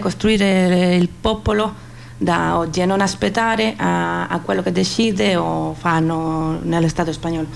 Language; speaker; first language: Italian; non-native, fluent; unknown